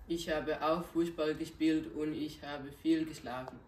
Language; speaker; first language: German; non-native, learner; Danish